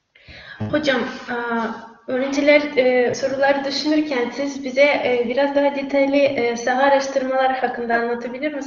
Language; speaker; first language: Turkish; non-native, fluent; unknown